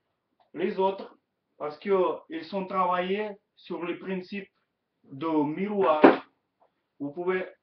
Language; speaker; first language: French; non-native, learner; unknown